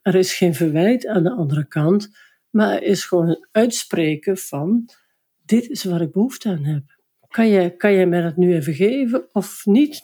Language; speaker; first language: Dutch; native; Dutch